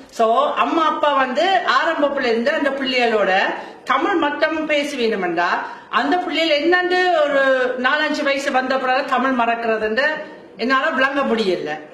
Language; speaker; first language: Tamil; non-native, fluent; German